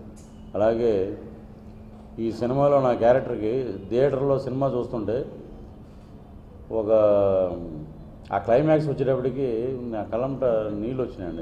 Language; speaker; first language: Telugu; native; Telugu